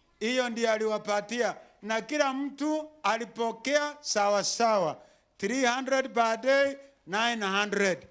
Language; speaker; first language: Swahili; non-native, local second language; Gusii